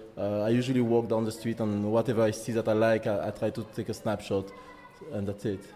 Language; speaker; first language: English; non-native, fluent; French